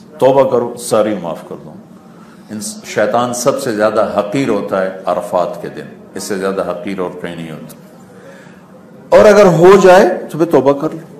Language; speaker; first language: Urdu; non-native, local second language; Punjabi